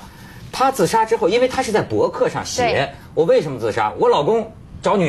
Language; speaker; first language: Chinese; native; Chinese